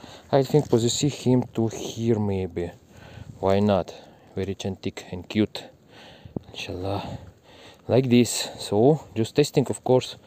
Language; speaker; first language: English; non-native, learner; Russian